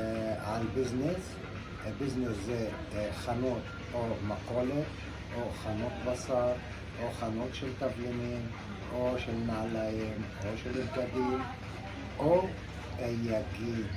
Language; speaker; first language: Hebrew; non-native, local second language; Arabic